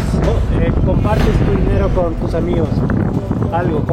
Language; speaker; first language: Spanish; native; Spanish